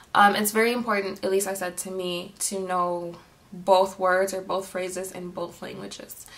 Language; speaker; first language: English; native; English